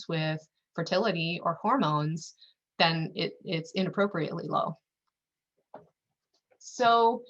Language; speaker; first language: English; native; English